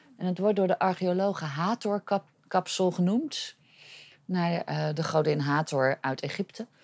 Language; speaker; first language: Dutch; native; Dutch